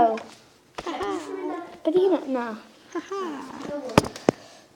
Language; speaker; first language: Welsh; native; Welsh